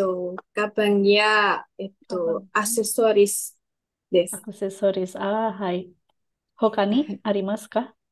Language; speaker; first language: Japanese; non-native, learner; Indonesian